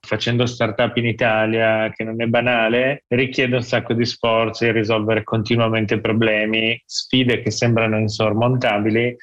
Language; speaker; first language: Italian; native; Italian